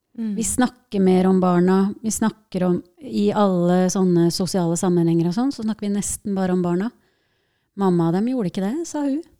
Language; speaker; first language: Norwegian; native; Norwegian